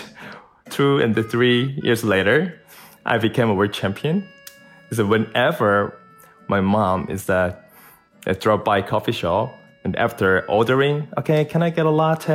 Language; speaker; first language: English; non-native, learner; Korean